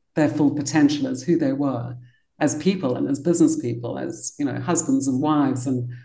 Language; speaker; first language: English; native; English